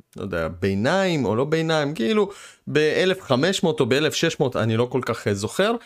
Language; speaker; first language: Hebrew; early bilingual, other home language; Russian